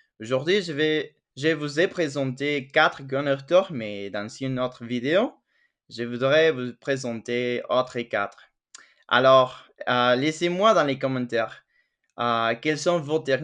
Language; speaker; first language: French; non-native, fluent; Spanish